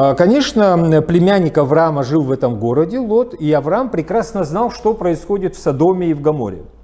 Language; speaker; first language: Russian; non-native, local second language; Abkhazian